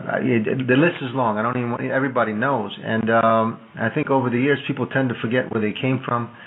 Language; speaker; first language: English; non-native, fluent; Italian